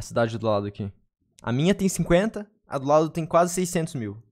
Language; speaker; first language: Portuguese; native; Portuguese